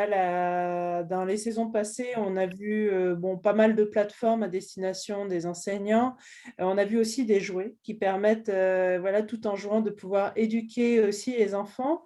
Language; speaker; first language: French; native; French